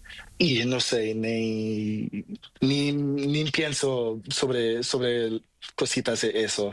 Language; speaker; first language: Spanish; non-native, learner; Portuguese